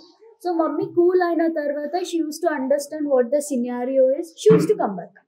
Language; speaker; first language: Telugu; non-native, local second language; Kannada